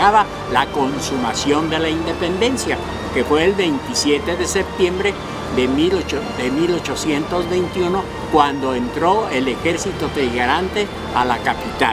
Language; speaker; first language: Spanish; native; Spanish